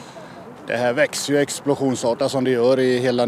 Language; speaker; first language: Swedish; native; Swedish